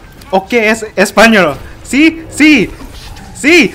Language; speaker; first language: Spanish; non-native, learner; English